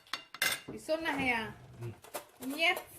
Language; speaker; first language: German; non-native, learner; Indonesian